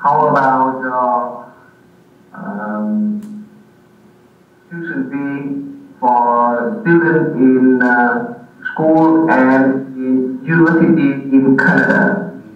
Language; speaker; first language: English; non-native, learner; Vietnamese